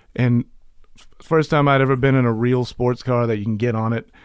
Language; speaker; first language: English; native; English